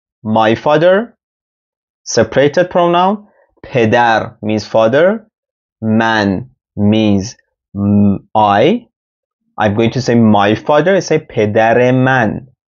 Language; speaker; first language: English; non-native, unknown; Persian